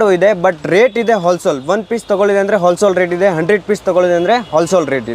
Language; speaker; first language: Kannada; non-native, local second language; Hindi